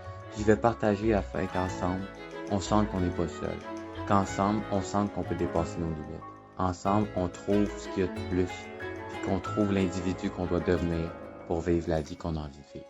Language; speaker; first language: French; native; French